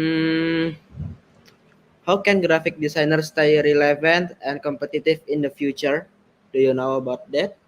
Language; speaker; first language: English; non-native, learner; Indonesian